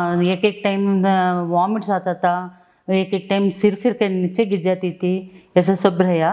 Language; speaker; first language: Hindi; non-native, local second language; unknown